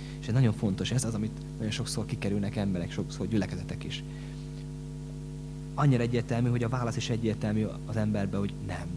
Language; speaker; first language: Hungarian; native; Hungarian